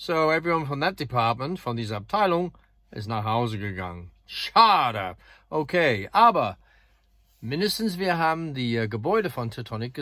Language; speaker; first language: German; non-native, fluent; English